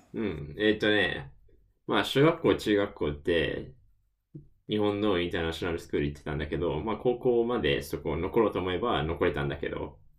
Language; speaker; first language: Japanese; native; Japanese